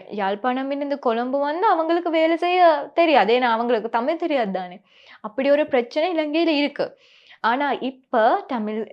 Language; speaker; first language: Tamil; non-native, local second language; Sinhala